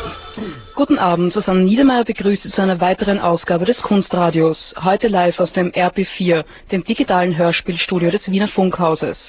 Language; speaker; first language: German; native; German